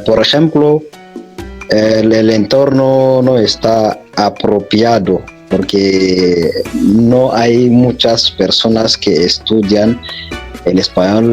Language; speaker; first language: Spanish; non-native, fluent; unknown